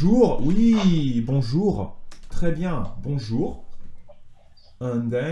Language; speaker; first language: French; native; French